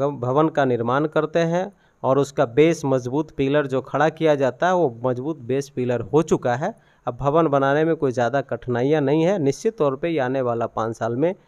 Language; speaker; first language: Hindi; native; Hindi